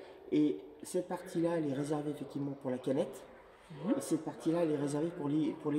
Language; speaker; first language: French; native; French